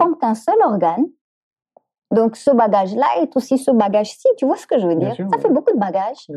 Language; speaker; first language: French; native; French